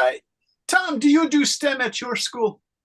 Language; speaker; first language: English; native; English